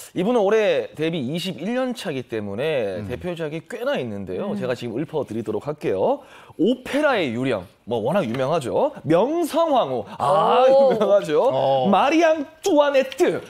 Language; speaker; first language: Korean; native; Korean